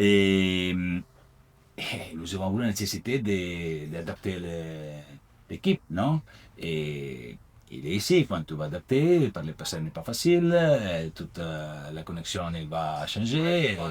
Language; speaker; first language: French; non-native, learner; Italian